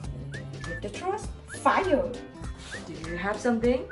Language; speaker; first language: English; non-native, learner; Thai